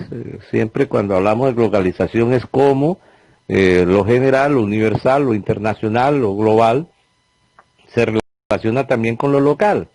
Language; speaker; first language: Spanish; native; Spanish